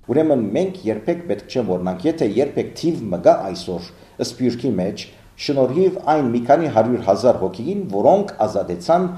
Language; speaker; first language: Armenian; native; Armenian